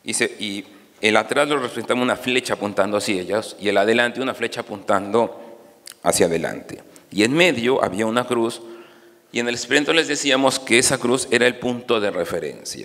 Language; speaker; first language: Spanish; native; Spanish